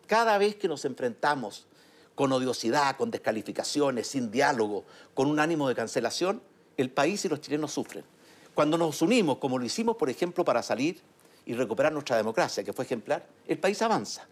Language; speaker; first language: Spanish; native; Spanish